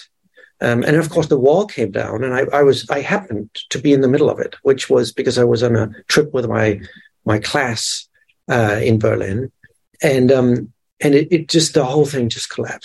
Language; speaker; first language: English; non-native, fluent; Danish